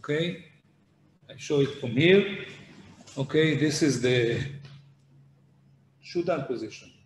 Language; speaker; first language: English; non-native, fluent; Hebrew